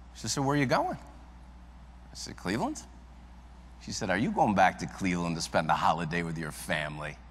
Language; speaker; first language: English; native; English